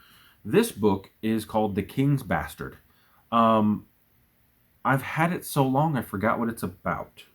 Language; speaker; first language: English; native; English